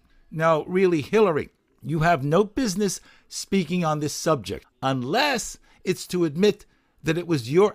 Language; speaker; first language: English; native; English